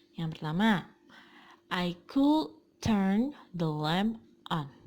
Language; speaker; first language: English; non-native, fluent; Indonesian